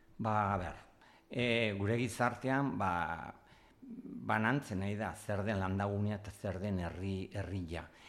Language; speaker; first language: Basque; native; Basque